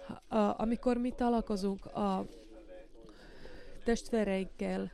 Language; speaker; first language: Hungarian; non-native, learner; Finnish